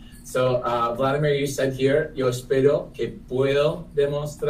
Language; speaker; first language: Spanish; non-native, fluent; English